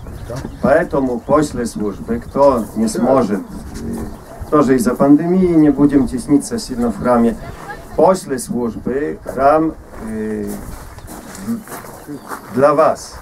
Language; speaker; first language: Russian; non-native, fluent; Polish